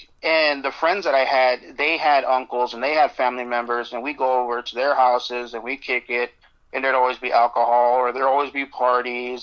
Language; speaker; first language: English; native; English